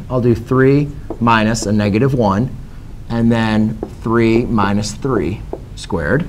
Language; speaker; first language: English; native; English